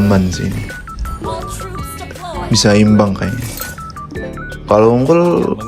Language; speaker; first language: Indonesian; native; Indonesian